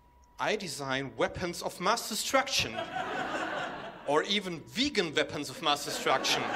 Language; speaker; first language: English; non-native, fluent; German